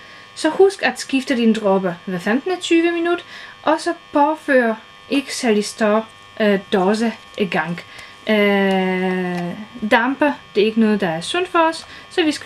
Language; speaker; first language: Danish; non-native, fluent; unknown